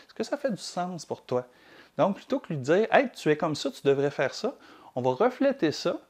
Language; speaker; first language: French; native; French